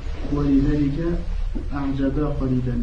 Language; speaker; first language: Arabic; non-native, learner; French